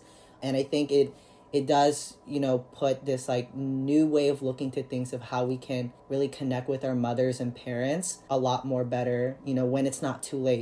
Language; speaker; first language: English; early bilingual, other home language; Cebuano